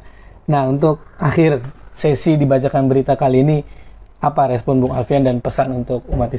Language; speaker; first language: Indonesian; native; Indonesian